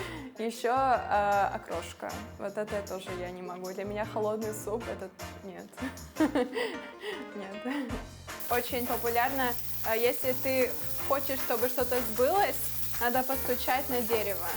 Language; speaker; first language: Russian; non-native, fluent; English